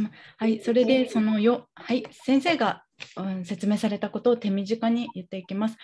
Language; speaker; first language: Japanese; native; Japanese